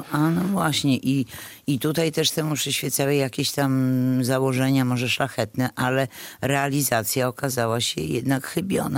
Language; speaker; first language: Polish; native; Polish